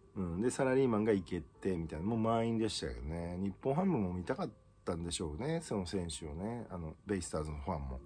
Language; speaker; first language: Japanese; native; Japanese